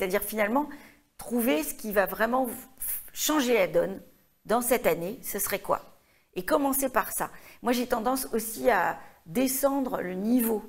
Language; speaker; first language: French; native; French